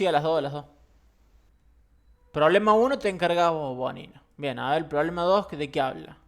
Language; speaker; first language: Spanish; native; Spanish